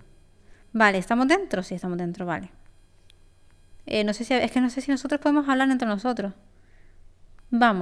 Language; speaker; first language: Spanish; native; Spanish